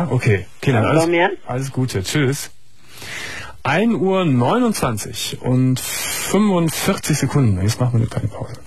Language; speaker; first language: German; native; German